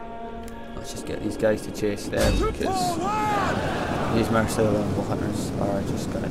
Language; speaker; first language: English; native; English